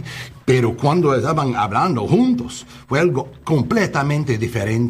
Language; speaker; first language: Spanish; non-native, learner; English